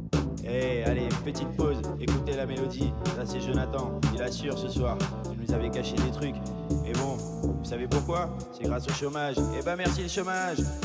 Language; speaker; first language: French; native; French